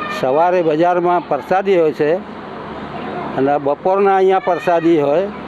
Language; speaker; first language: Gujarati; non-native, local second language; Sindhi